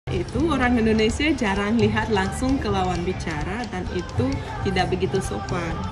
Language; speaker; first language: Indonesian; non-native, fluent; Russian